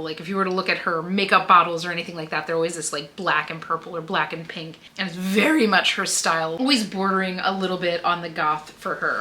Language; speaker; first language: English; native; English